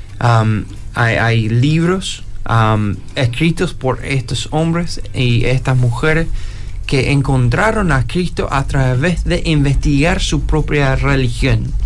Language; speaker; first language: Spanish; non-native, fluent; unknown